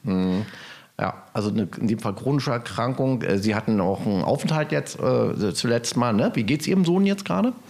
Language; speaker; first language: German; native; German